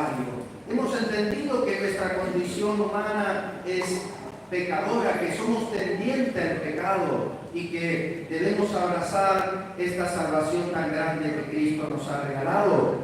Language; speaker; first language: Spanish; native; Spanish